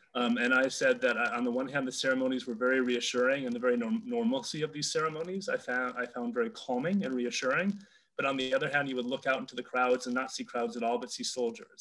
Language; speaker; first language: English; native; English